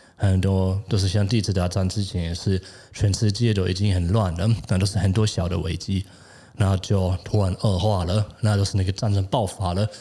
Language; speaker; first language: Chinese; non-native, fluent; German